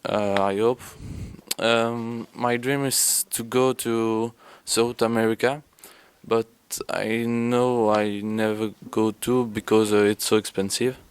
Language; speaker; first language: English; non-native, learner; French